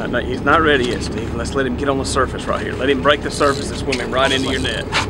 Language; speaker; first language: English; native; English